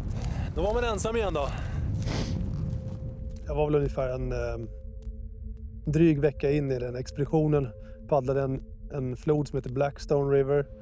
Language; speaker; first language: Swedish; native; Swedish